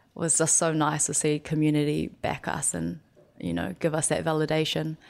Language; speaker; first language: English; native; English